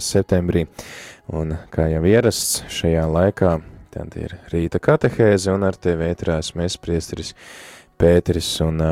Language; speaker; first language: Latvian; native; Latvian